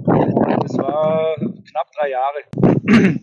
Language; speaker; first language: German; native; German